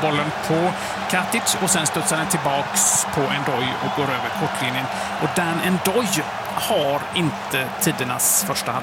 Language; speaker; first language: Swedish; native; Swedish